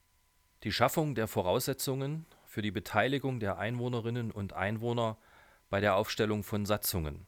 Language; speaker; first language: German; native; German